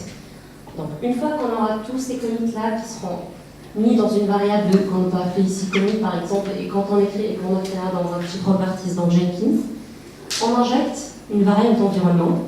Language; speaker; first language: French; native; French